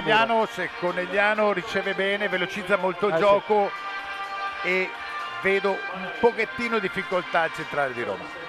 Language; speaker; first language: Italian; native; Italian